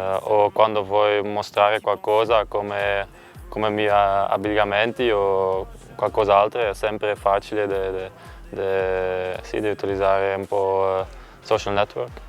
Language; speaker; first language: Italian; non-native, learner; Dutch